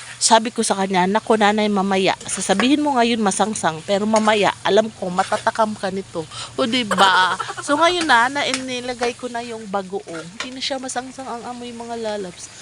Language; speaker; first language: Filipino; non-native, local second language; Cebuano